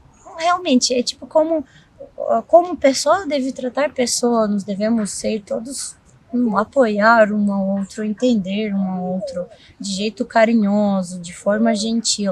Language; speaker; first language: Portuguese; non-native, fluent; Russian